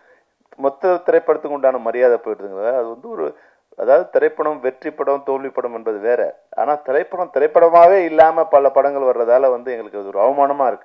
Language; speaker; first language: Tamil; native; Tamil